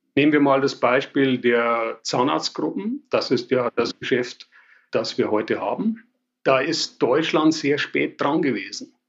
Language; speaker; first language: German; native; German